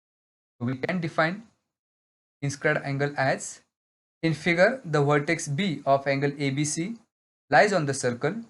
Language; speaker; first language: English; non-native, local second language; Marathi